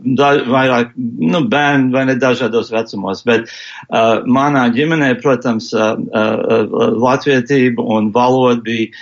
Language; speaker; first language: Latvian; early bilingual, heritage; English